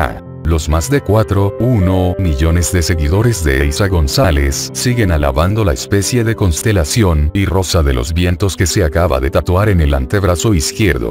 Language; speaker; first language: Spanish; native; Spanish